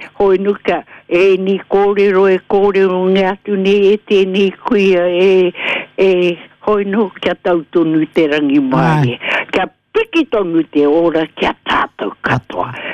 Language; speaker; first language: Māori; native; Māori